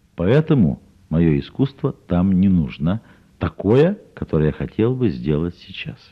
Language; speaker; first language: Russian; native; Russian